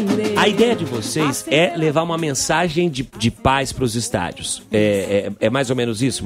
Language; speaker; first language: Portuguese; native; Portuguese